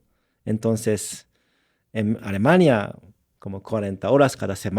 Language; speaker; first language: Spanish; non-native, learner; Japanese